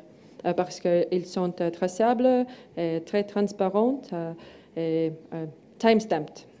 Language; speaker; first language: French; non-native, learner; Estonian